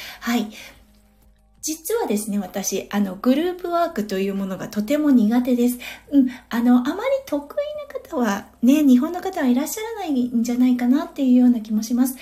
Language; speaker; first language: Japanese; native; Japanese